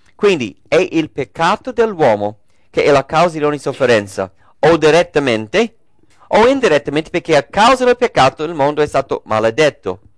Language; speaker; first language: Italian; early bilingual, heritage; English